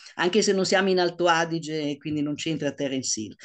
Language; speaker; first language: Italian; native; Italian